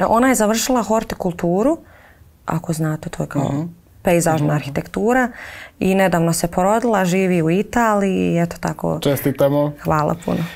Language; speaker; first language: Bosnian; native; Bosnian